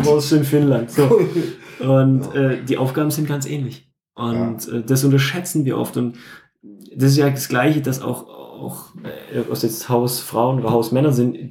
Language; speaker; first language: German; native; German